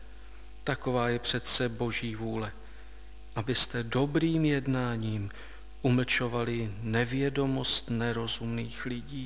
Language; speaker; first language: Czech; native; Czech